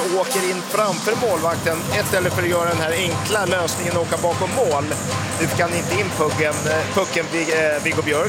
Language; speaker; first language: Swedish; native; Swedish